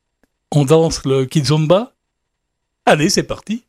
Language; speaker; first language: French; native; French